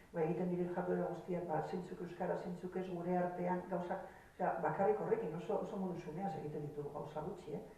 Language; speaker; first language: Basque; non-native, local second language; Spanish